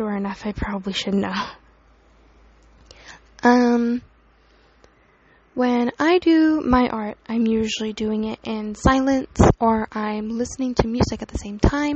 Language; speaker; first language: English; native; English